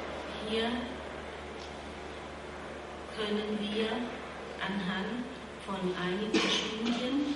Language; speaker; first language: German; non-native, fluent; Vietnamese